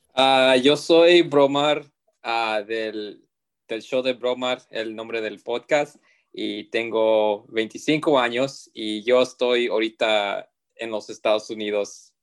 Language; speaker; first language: Spanish; early bilingual, heritage; Spanish